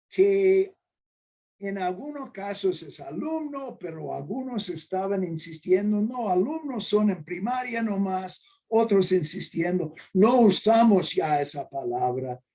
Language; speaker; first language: Spanish; non-native, fluent; English